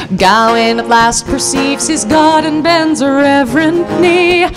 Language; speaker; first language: English; native; English